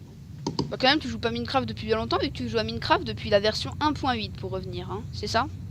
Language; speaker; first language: French; native; French